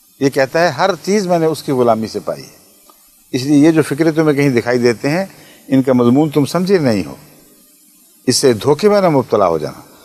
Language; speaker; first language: Urdu; non-native, local second language; Punjabi